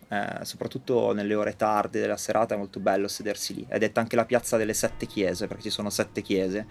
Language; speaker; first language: Italian; native; Italian